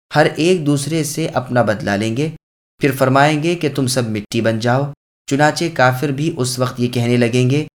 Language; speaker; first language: Urdu; native; Urdu